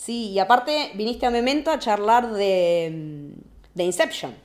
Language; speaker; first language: Spanish; native; Spanish